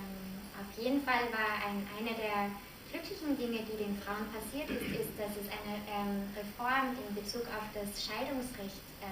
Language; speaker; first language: German; native; German